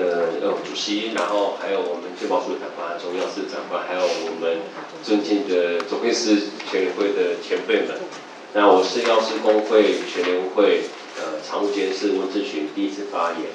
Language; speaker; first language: Chinese; native; Chinese